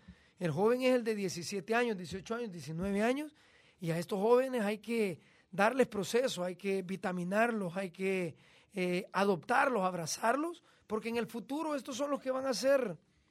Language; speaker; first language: Spanish; native; Spanish